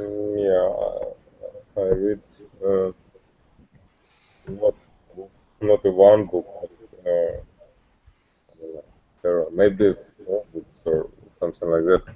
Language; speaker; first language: English; non-native, learner; Russian